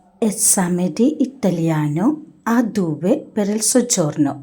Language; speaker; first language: Italian; non-native, fluent; Malayalam